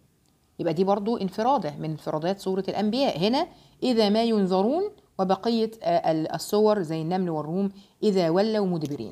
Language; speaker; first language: Arabic; native; Arabic